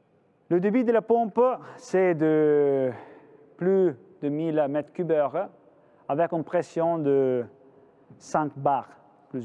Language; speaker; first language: French; non-native, fluent; Italian